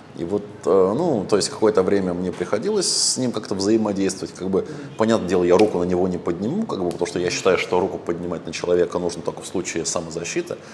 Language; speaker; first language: Russian; early bilingual, other home language; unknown